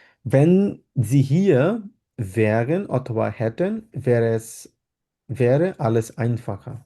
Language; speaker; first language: German; non-native, fluent; Bangla